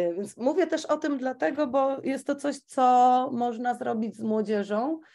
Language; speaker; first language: Polish; native; Polish